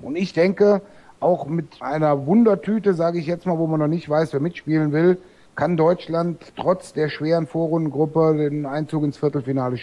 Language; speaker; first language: German; native; German